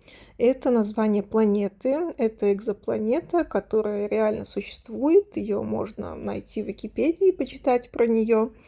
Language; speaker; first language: Russian; native; Russian